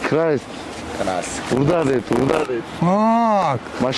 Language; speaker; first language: Russian; non-native, local second language; Kyrgyz